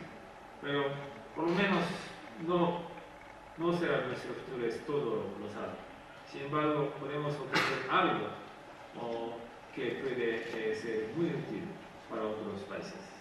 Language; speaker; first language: Spanish; non-native, fluent; Japanese